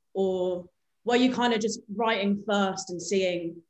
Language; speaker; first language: English; native; English